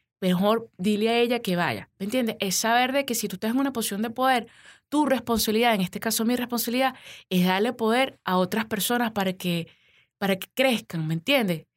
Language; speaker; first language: Spanish; native; Spanish